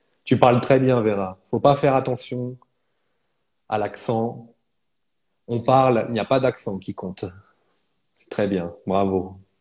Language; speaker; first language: French; native; French